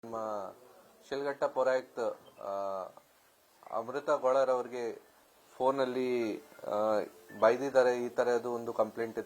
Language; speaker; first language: Kannada; non-native, local second language; Hindi